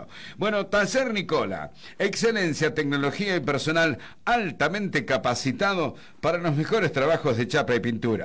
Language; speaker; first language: Spanish; native; Spanish